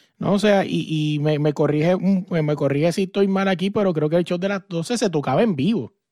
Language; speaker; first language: Spanish; native; Spanish